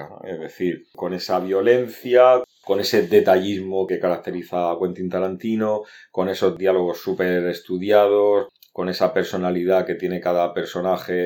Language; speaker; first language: Spanish; native; Spanish